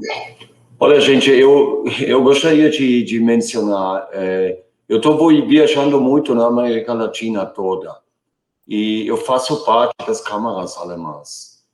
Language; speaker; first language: Portuguese; non-native, fluent; German